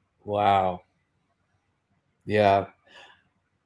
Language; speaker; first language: English; native; English